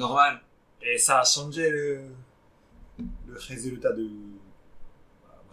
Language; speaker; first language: French; non-native, learner; Japanese